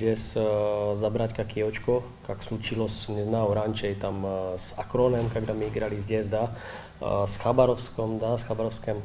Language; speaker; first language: Russian; non-native, learner; Czech